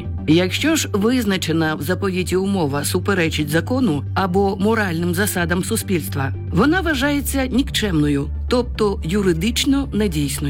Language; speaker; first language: Ukrainian; native; Ukrainian